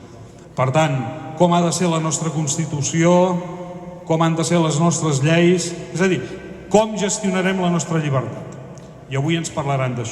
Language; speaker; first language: Catalan; native; Catalan